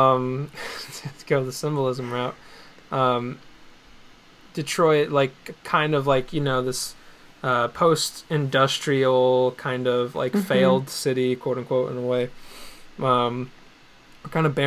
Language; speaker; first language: English; native; English